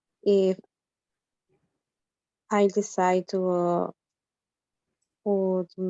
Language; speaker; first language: English; non-native, learner; Spanish